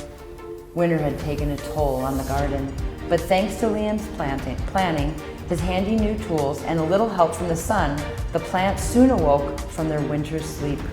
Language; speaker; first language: English; native; English